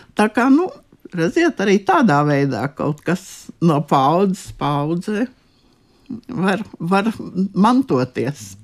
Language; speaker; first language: Latvian; native; Latvian